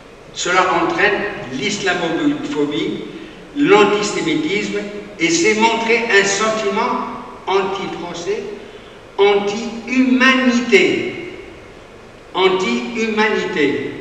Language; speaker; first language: French; native; French